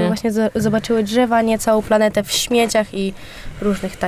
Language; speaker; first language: Polish; native; Polish